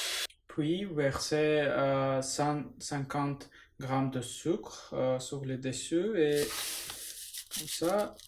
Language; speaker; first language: French; non-native, learner; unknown